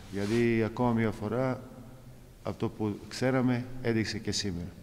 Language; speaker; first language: Greek; non-native, fluent; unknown